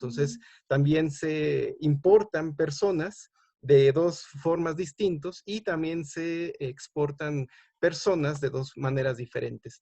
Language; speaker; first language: Spanish; native; Spanish